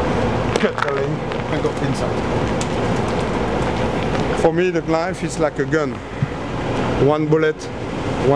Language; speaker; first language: English; non-native, learner; French